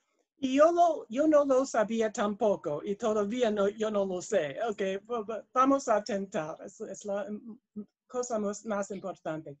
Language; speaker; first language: Spanish; non-native, learner; English